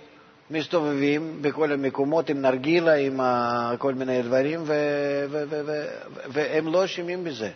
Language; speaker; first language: Hebrew; non-native, fluent; Russian